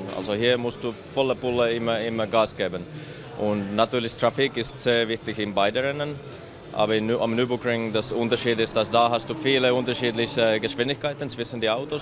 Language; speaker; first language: German; non-native, fluent; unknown